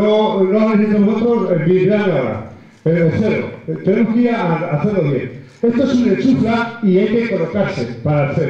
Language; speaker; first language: Spanish; native; Spanish